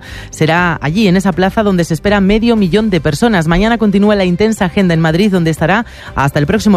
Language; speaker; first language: Spanish; native; Spanish